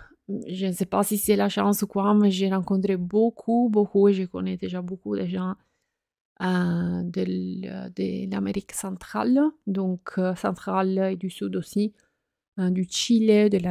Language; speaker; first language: French; non-native, fluent; Italian